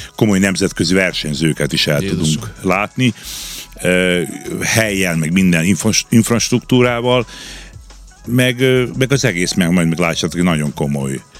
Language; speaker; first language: Hungarian; native; Hungarian